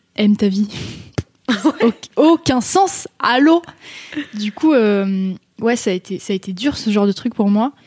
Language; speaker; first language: French; native; French